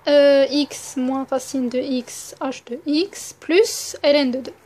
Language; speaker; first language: French; non-native, local second language; Arabic